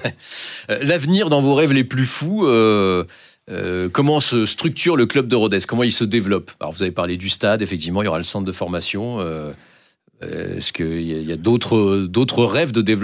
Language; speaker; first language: French; native; French